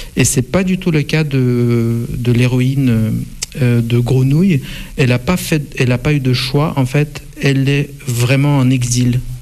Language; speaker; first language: French; non-native, fluent; Russian